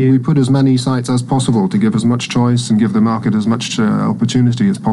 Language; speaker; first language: English; native; English